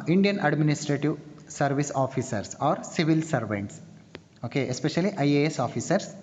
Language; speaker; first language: English; non-native, local second language; Kannada